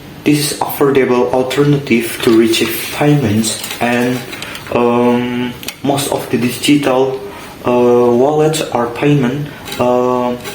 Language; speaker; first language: English; non-native, learner; Indonesian